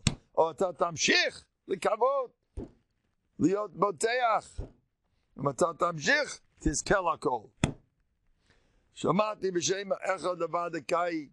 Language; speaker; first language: Hebrew; non-native, fluent; English